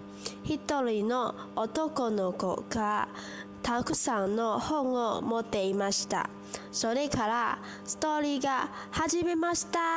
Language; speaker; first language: Japanese; non-native, learner; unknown